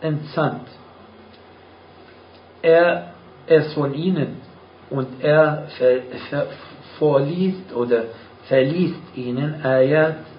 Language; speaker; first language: German; non-native, fluent; Arabic